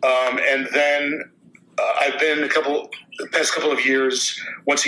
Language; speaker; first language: English; native; English